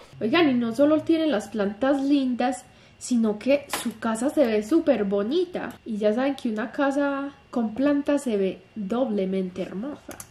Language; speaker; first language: Spanish; native; Spanish